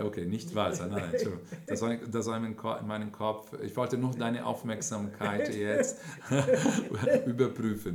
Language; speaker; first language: German; non-native, fluent; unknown